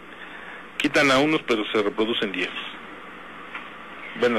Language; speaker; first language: Spanish; native; Spanish